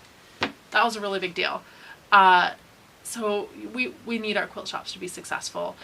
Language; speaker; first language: English; native; English